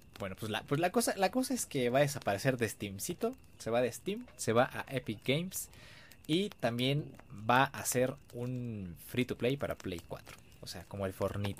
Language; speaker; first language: Spanish; native; Spanish